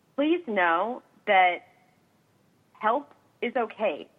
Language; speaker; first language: English; native; English